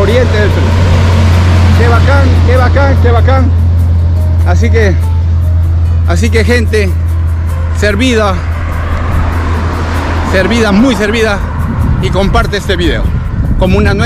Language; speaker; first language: Spanish; native; Spanish